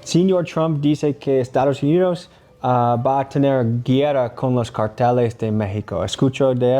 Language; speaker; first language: Spanish; non-native, learner; English